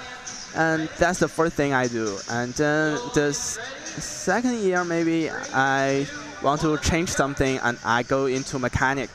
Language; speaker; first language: English; non-native, learner; Chinese